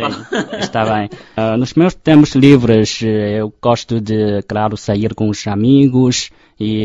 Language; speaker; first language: Portuguese; non-native, fluent; Chinese